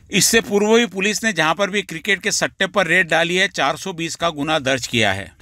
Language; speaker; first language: Hindi; non-native, local second language; Marathi